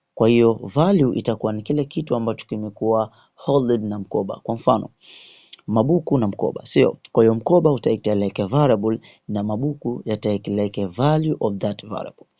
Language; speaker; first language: Swahili; native; Swahili